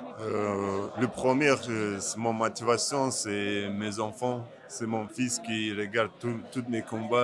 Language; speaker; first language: French; non-native, learner; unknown